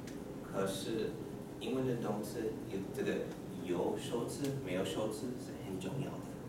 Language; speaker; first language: Chinese; non-native, learner; English